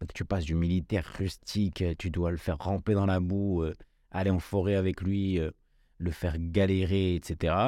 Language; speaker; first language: French; early bilingual, other home language; Kabyle